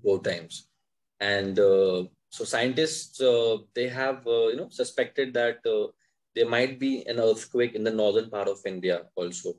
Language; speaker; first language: English; non-native, local second language; Hindi